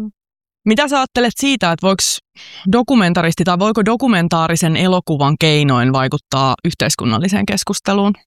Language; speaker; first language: Finnish; native; Finnish